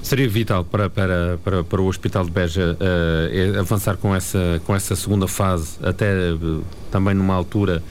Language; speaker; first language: Portuguese; native; Portuguese